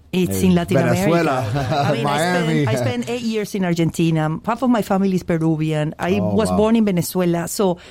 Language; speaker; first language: English; non-native, fluent; Spanish